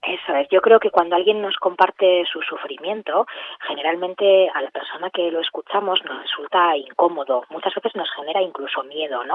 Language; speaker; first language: Spanish; native; Spanish